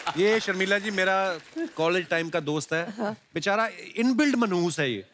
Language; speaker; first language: Hindi; non-native, local second language; Punjabi